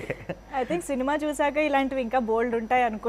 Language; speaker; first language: Telugu; native; Telugu